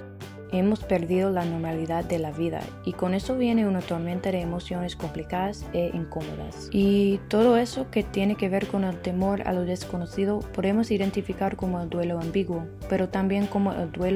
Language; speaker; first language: Spanish; non-native, fluent; English